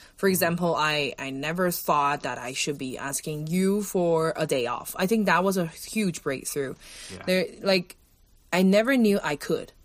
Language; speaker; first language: English; non-native, fluent; Chinese